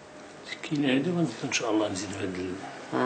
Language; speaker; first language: Arabic; native; Arabic